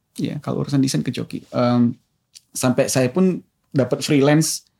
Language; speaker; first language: Indonesian; native; Indonesian